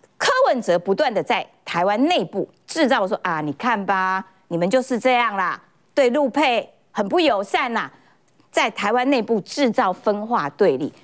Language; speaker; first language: Chinese; native; Chinese